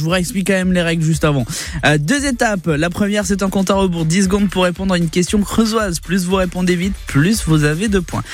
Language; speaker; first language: French; native; French